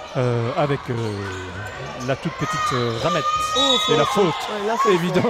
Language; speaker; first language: French; native; French